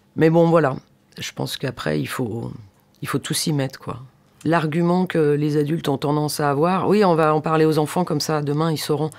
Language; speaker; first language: French; native; French